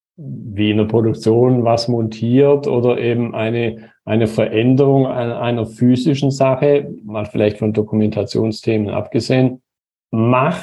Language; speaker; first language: German; native; German